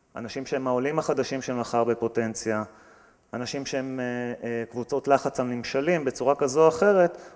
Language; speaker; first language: Hebrew; native; Hebrew